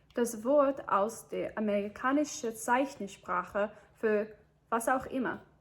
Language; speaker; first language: German; non-native, learner; English